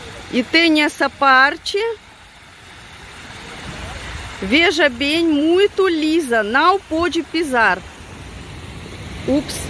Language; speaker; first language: Portuguese; non-native, fluent; Russian